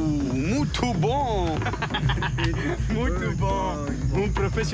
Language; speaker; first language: Portuguese; non-native, learner; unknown